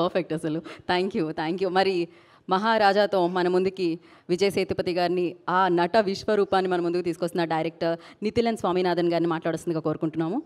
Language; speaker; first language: Telugu; native; Telugu